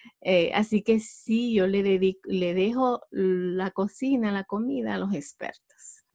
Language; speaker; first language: Spanish; native; Spanish